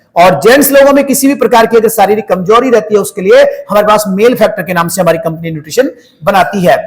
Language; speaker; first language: Hindi; native; Hindi